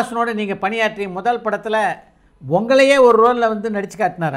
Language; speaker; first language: Tamil; native; Tamil